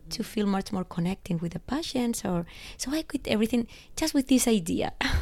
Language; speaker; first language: English; non-native, fluent; Spanish